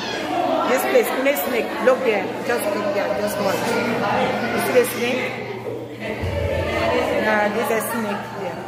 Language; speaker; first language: English; non-native, learner; French